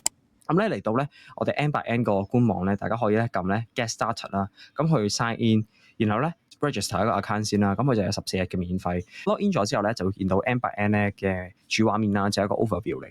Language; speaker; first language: Cantonese; native; Cantonese